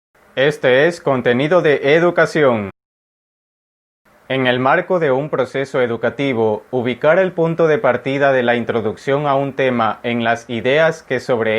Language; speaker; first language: Spanish; native; Spanish